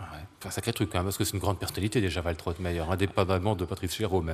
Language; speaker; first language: French; native; French